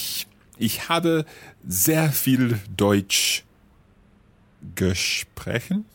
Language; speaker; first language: German; non-native, learner; English